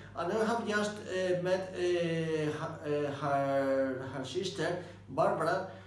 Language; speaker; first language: English; non-native, fluent; Spanish